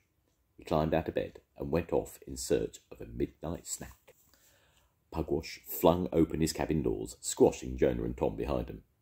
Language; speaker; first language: English; native; English